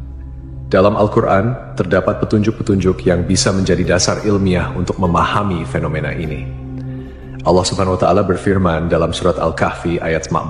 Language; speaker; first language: Indonesian; native; Indonesian